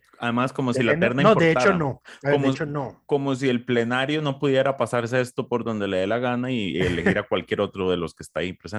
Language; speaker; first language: Spanish; native; Spanish